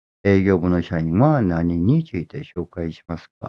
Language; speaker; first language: Japanese; non-native, fluent; Korean